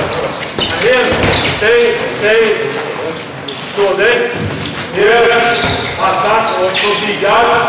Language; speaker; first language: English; non-native, learner; Polish